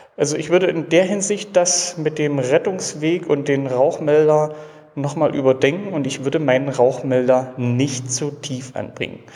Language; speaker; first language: German; native; German